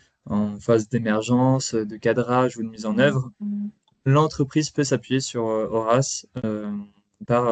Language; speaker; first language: French; native; French